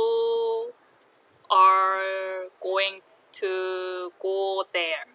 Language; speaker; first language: English; non-native, learner; Korean